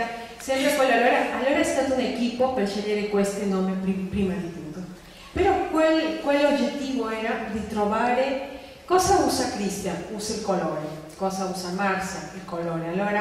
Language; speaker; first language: Italian; non-native, fluent; Spanish